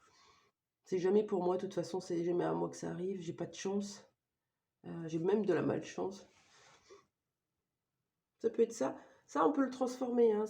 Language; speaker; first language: French; native; French